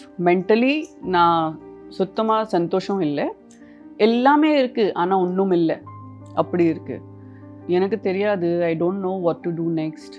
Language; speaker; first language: Tamil; non-native, local second language; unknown